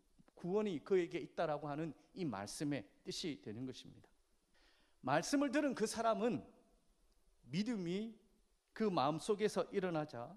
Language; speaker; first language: Korean; native; Korean